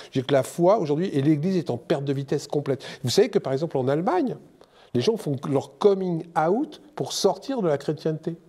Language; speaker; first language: French; native; French